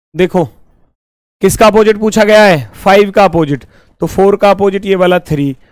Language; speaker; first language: Hindi; native; Hindi